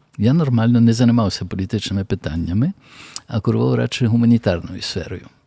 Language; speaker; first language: Ukrainian; early bilingual, heritage; Ukrainian